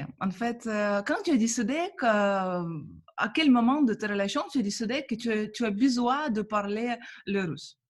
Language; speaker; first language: French; non-native, fluent; Russian